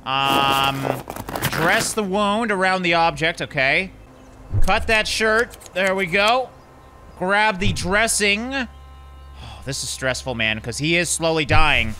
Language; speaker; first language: English; native; English